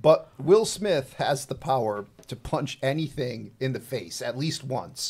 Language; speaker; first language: English; native; English